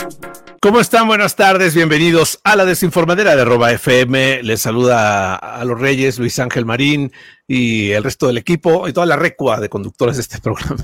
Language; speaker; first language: Spanish; native; Spanish